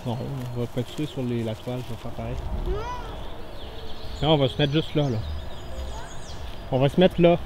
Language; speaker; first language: French; native; French